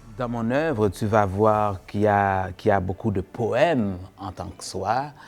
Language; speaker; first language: French; non-native, local second language; Haitian Creole